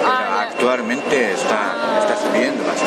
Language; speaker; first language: Spanish; non-native, fluent; Japanese